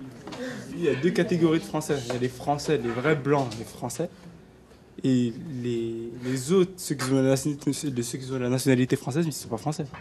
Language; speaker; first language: French; non-native, fluent; Bangla